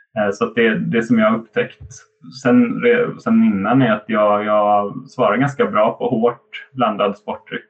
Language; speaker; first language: Swedish; native; Swedish